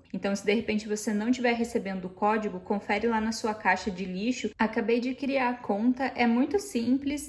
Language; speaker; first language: Portuguese; native; Portuguese